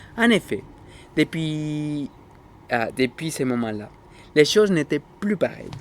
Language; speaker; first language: French; non-native, fluent; Spanish